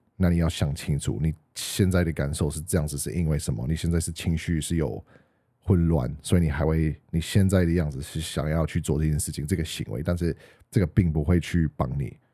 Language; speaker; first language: Chinese; non-native, fluent; English